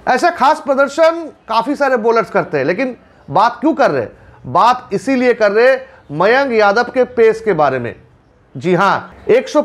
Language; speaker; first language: Hindi; non-native, local second language; Bangla